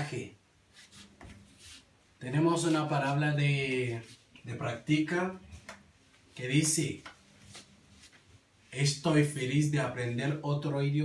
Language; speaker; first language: Spanish; non-native, learner; Haitian Creole